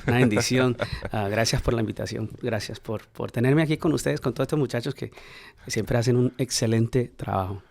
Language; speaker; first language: Spanish; early bilingual, heritage; Spanish